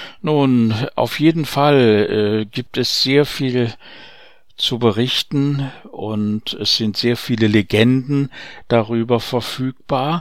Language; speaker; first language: German; native; German